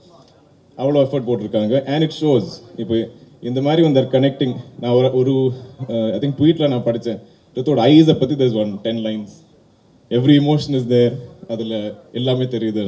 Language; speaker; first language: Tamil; non-native, fluent; Malayalam